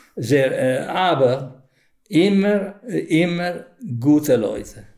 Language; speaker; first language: German; non-native, fluent; Italian